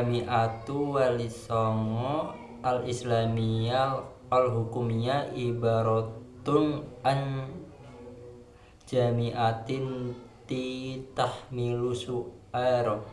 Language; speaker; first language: Arabic; non-native, learner; Indonesian